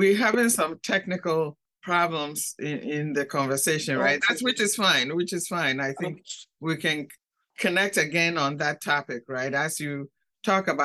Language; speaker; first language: English; non-native, local second language; Akan